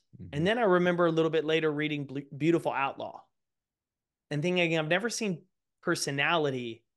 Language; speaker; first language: English; native; English